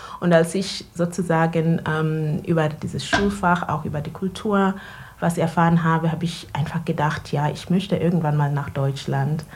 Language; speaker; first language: German; non-native, fluent; Ganda